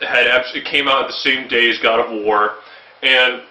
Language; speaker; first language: English; native; English